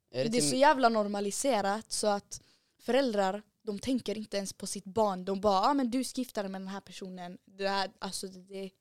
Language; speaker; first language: Swedish; early bilingual, other home language; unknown